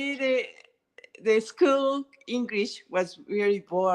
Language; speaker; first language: English; non-native, learner; Japanese